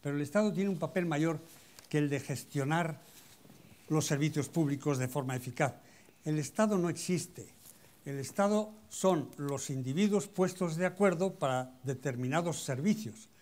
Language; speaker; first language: Spanish; native; Spanish